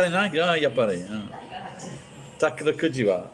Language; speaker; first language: Japanese; non-native, learner; English